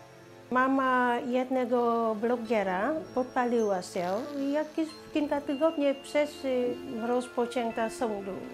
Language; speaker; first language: Polish; non-native, fluent; Vietnamese